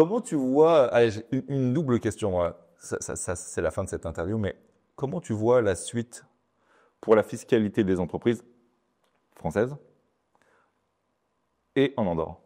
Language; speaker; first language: French; native; French